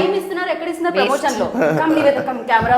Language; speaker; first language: Telugu; native; Telugu